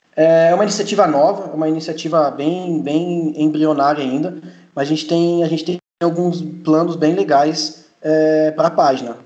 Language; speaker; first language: Portuguese; early bilingual, heritage; Portuguese